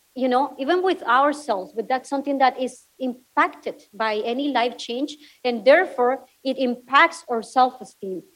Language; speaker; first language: English; non-native, fluent; Spanish